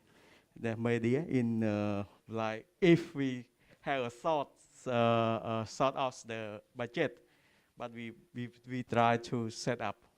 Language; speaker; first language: English; non-native, learner; Khmer